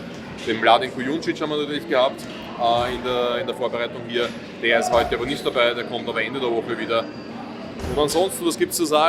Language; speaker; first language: German; native; German